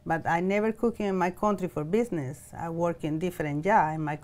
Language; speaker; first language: English; non-native, learner; Spanish